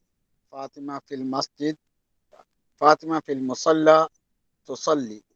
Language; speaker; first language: Arabic; non-native, learner; Divehi